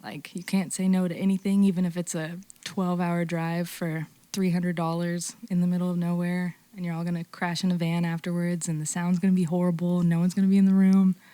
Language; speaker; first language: English; native; English